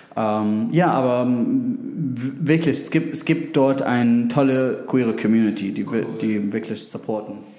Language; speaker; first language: German; non-native, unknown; Arabic